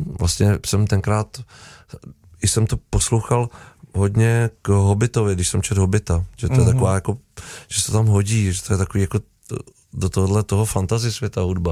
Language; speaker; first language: Czech; native; Czech